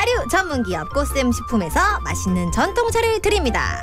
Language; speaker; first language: Korean; native; Korean